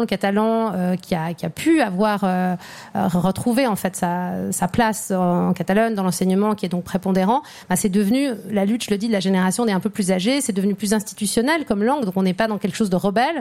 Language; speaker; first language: French; native; French